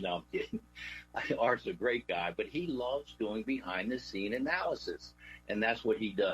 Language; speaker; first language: English; native; English